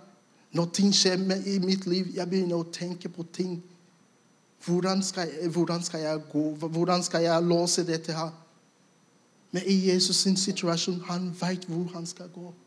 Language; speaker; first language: Norwegian; non-native, fluent; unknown